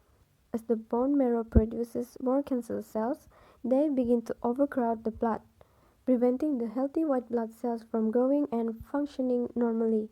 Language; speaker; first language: English; non-native, local second language; Malay